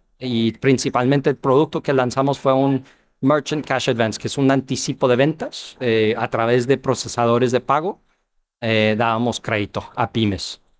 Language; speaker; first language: Spanish; non-native, fluent; English